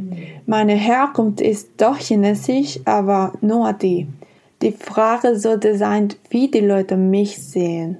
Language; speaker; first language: German; non-native, fluent; Spanish